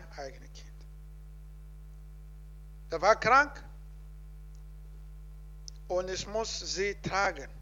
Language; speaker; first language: German; non-native, learner; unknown